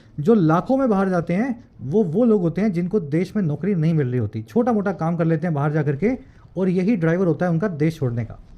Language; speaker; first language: Hindi; native; Hindi